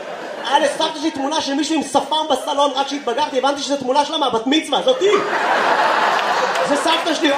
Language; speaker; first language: Hebrew; native; Hebrew